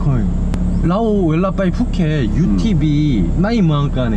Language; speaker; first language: Thai; non-native, learner; Korean